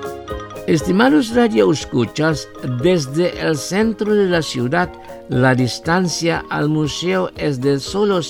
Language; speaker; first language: Spanish; non-native, fluent; Indonesian